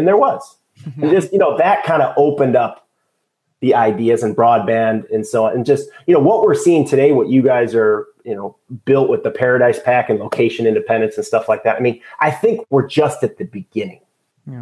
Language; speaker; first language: English; native; English